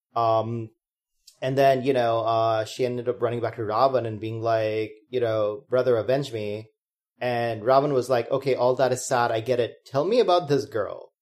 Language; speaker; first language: English; non-native, local second language; Hindi